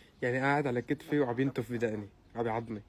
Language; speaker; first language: Arabic; native; Arabic